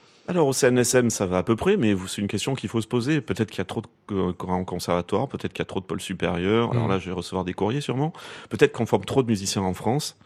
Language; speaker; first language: French; native; French